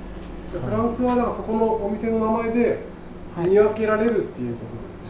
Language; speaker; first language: Japanese; native; Japanese